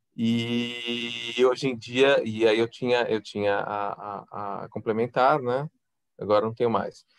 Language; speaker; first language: Portuguese; native; Portuguese